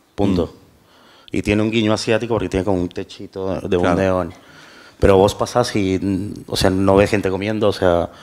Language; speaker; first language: Spanish; native; Spanish